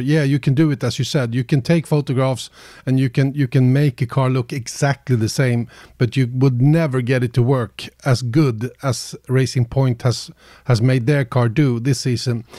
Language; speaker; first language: English; non-native, fluent; Swedish